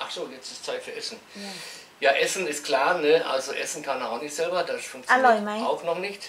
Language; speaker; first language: German; native; German